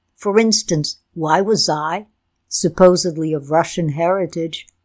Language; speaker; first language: English; non-native, fluent; Ukrainian